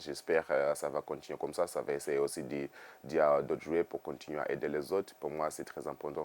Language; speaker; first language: French; non-native, fluent; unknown